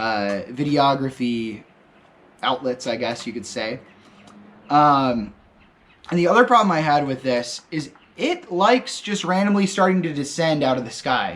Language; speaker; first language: English; native; English